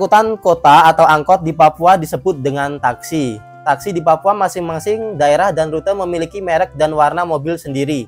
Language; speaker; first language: Indonesian; native; Indonesian